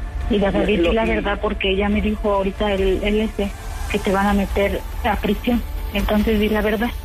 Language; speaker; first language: Spanish; native; Spanish